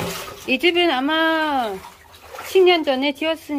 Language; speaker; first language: Korean; non-native, learner; Vietnamese